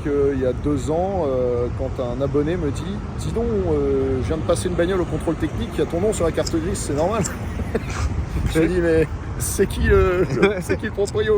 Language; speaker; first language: French; native; French